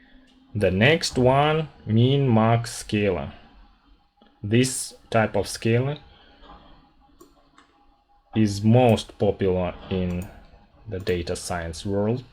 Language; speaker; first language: English; non-native, fluent; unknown